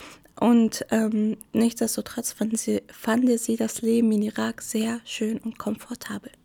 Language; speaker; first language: German; early bilingual, other home language; Arabic